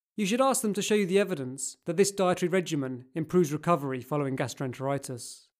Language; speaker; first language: English; native; English